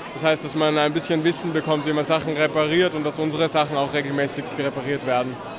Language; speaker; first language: German; native; German